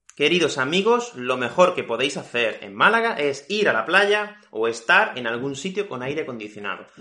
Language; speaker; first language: Spanish; native; Spanish